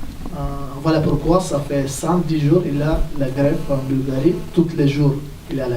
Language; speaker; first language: French; non-native, fluent; Bulgarian